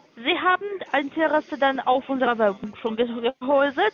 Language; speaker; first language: German; non-native, learner; Turkish